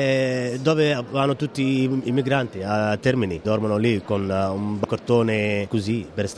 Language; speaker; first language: Italian; non-native, fluent; Somali